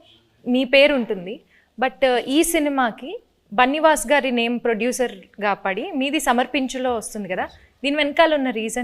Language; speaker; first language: Telugu; native; Telugu